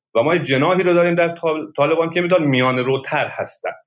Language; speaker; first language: Persian; native; Persian